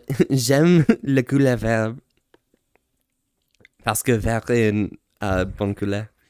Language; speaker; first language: French; non-native, learner; English